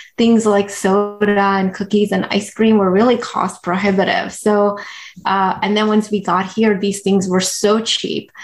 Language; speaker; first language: English; early bilingual, other home language; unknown